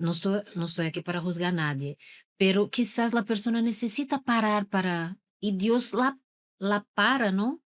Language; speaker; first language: Spanish; non-native, learner; Portuguese